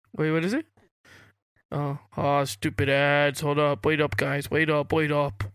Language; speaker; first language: English; early bilingual, other home language; Spanish